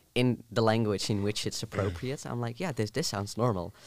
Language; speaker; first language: English; non-native, fluent; Dutch